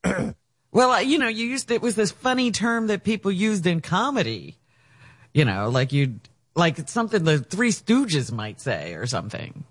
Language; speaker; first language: English; native; English